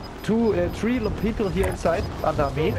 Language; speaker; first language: English; non-native, learner; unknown